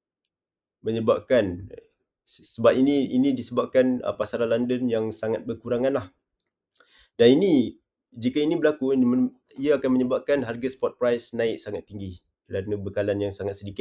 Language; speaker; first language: Malay; native; Malay